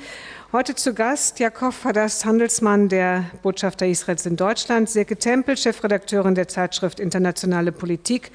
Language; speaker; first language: German; native; German